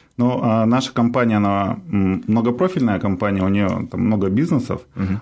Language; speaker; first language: Russian; native; Russian